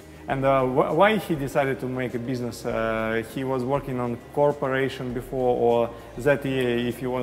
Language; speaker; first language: English; non-native, learner; Russian